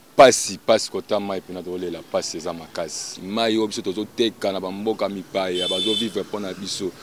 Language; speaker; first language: Lingala; native; Lingala